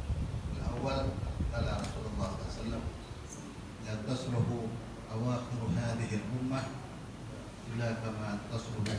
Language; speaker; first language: Arabic; native; Arabic